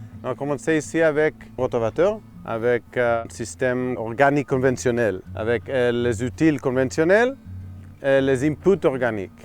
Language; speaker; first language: French; non-native, fluent; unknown